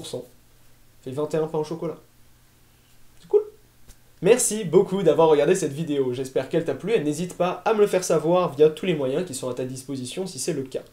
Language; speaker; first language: French; native; French